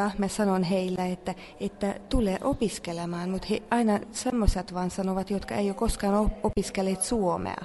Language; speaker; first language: Finnish; non-native, fluent; Hungarian